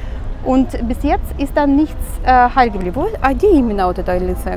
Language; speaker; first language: German; non-native, learner; Russian